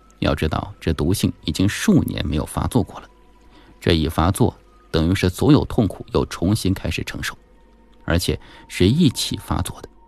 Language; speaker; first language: Chinese; native; Chinese